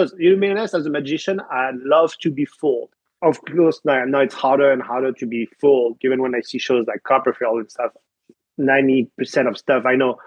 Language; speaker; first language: English; non-native, fluent; French